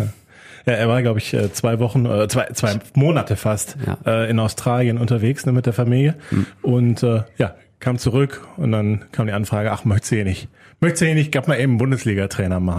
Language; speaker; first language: German; native; German